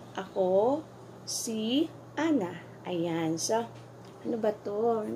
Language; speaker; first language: Filipino; native; Filipino